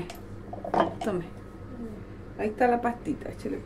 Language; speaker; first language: Spanish; native; Spanish